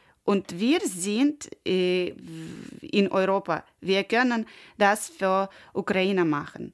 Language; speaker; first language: German; non-native, learner; Ukrainian